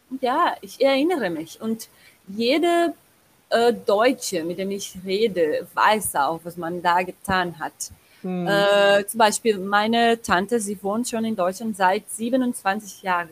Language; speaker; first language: German; non-native, learner; Portuguese